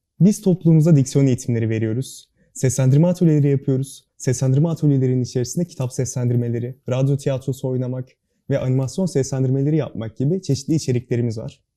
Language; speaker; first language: Turkish; native; Turkish